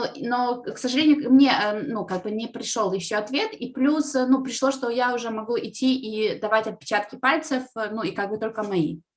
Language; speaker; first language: Russian; native; Russian